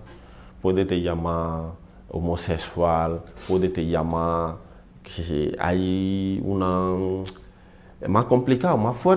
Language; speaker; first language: Spanish; non-native, learner; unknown